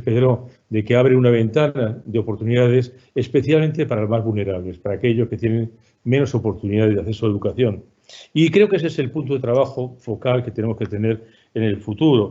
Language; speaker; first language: Spanish; native; Spanish